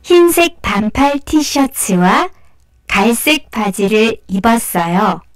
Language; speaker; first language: Korean; non-native, learner; Indonesian